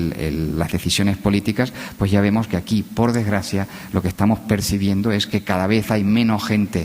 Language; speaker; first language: Spanish; native; Spanish